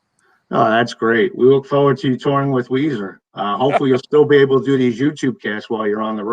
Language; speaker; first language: English; native; English